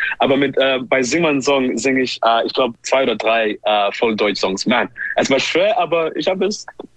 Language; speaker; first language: German; non-native, learner; English